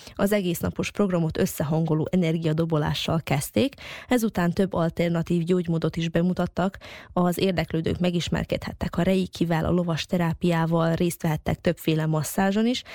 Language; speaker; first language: Hungarian; native; Hungarian